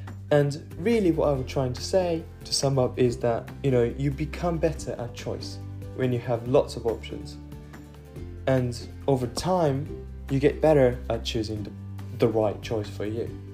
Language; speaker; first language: English; non-native, fluent; Japanese